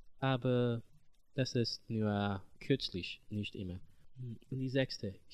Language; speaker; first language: German; non-native, learner; English